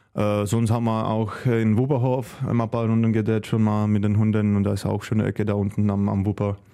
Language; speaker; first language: German; non-native, fluent; Czech